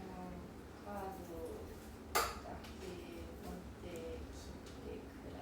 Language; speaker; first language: Japanese; non-native, learner; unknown